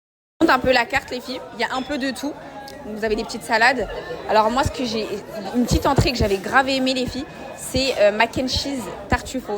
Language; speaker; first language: French; native; French